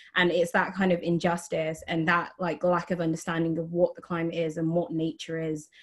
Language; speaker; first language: English; native; English